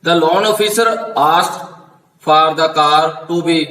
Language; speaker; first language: English; non-native, local second language; Punjabi